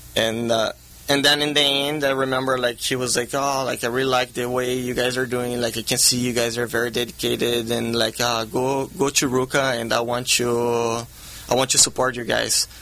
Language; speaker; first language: English; non-native, fluent; Portuguese